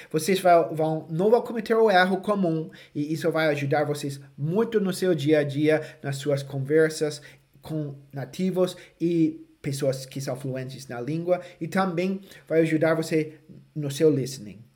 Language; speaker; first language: Portuguese; non-native, fluent; English